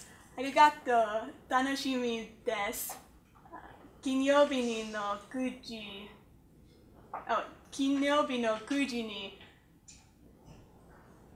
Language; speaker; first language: Japanese; non-native, learner; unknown